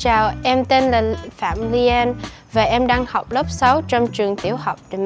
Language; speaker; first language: Vietnamese; early bilingual, heritage; Vietnamese